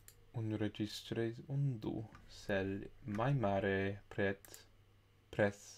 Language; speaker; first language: Romanian; non-native, learner; English